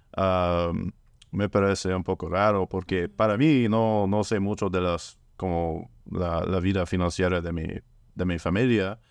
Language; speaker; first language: Spanish; non-native, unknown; French